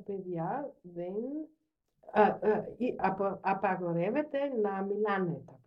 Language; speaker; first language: Greek; non-native, learner; German